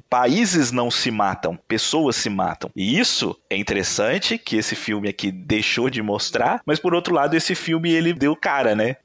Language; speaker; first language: Portuguese; native; Portuguese